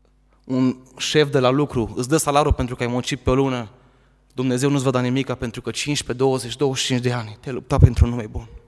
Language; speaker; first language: Romanian; native; Romanian